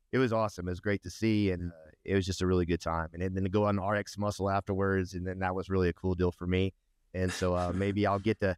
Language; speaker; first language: English; native; English